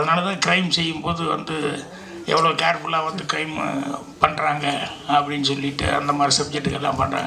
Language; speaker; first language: Tamil; native; Tamil